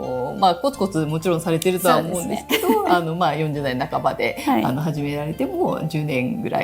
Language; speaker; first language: Japanese; native; Japanese